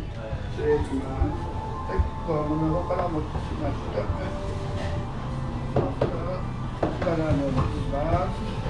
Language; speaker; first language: Japanese; native; Japanese